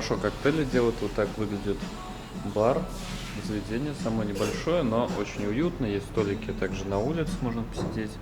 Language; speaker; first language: Russian; native; Russian